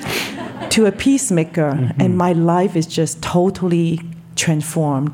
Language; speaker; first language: English; non-native, local second language; Cantonese